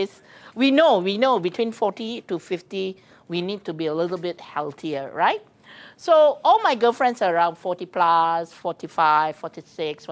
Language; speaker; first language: English; non-native, local second language; Min Nan Chinese